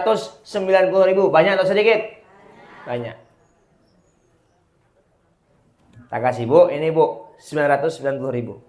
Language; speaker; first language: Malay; non-native, local second language; Javanese